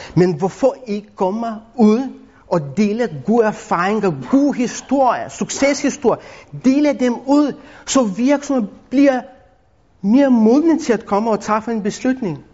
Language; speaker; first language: Danish; non-native, fluent; Lithuanian